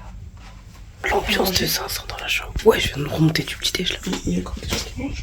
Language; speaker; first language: French; native; French